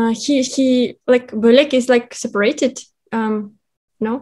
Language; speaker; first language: English; non-native, fluent; Kazakh